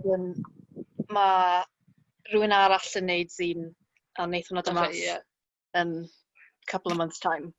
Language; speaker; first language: Welsh; native; Welsh